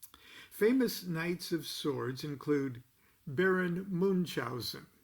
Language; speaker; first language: English; native; English